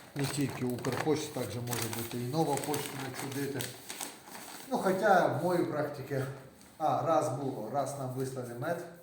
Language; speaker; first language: Ukrainian; native; Ukrainian